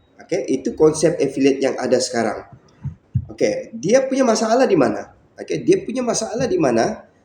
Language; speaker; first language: Malay; native; Malay